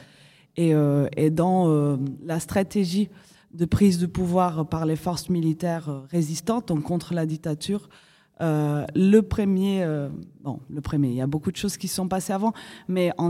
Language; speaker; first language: French; non-native, fluent; Portuguese